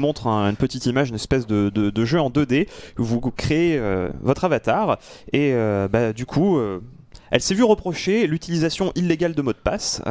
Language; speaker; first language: French; native; French